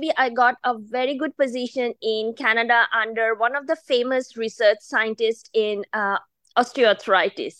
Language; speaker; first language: English; non-native, local second language; Bangla